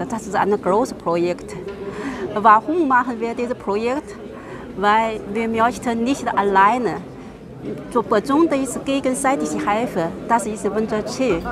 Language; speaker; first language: German; non-native, learner; Chinese